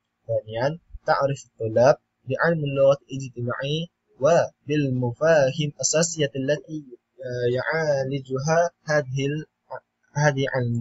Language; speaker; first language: Arabic; non-native, learner; Malay